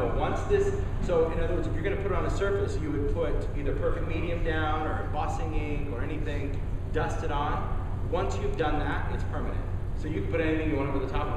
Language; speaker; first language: English; native; English